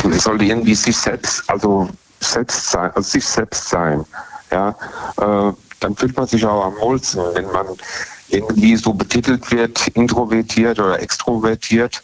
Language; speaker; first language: German; native; German